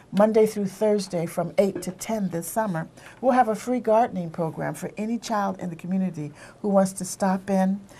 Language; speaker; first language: English; native; English